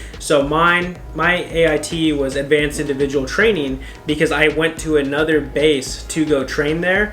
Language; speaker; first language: English; native; English